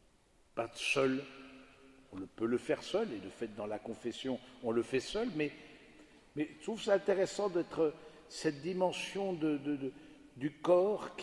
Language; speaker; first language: French; native; French